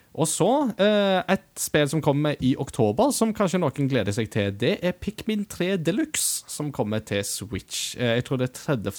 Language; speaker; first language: Norwegian; native; Norwegian